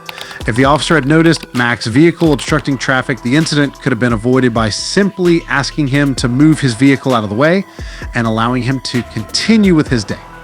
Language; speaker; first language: English; native; English